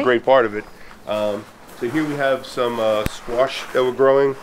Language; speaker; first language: English; native; English